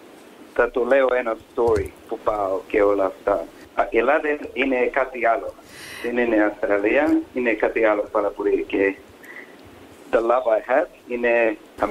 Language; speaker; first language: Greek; early bilingual, heritage; English